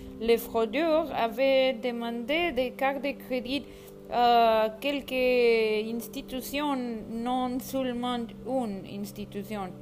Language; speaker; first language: French; non-native, learner; Spanish